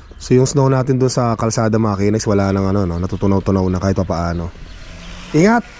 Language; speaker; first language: Filipino; non-native, local second language; Iloko